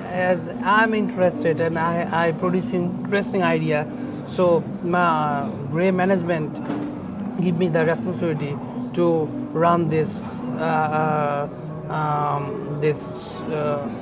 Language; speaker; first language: English; non-native, local second language; Bangla